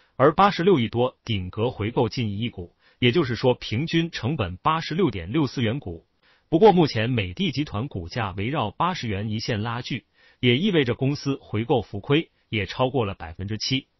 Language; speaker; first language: Chinese; native; Chinese